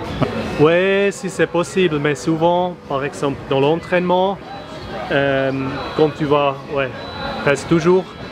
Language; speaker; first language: French; non-native, fluent; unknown